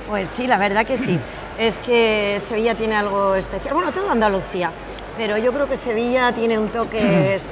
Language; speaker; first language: Spanish; native; Spanish